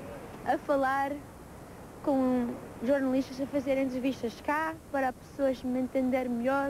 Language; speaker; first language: Portuguese; early bilingual, heritage; English